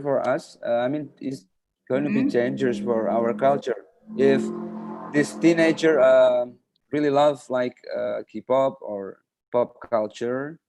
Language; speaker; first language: English; non-native, fluent; Indonesian